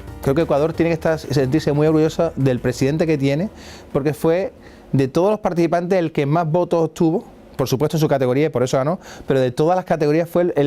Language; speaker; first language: Spanish; native; Spanish